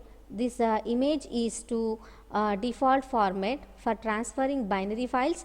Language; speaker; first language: English; non-native, local second language; Telugu